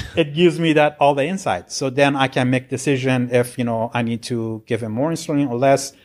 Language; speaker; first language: English; non-native, fluent; Persian